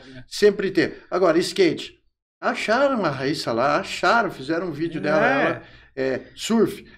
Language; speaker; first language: Portuguese; native; Portuguese